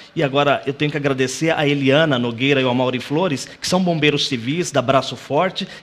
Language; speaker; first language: Portuguese; native; Portuguese